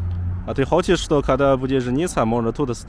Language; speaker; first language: Russian; non-native, learner; Chinese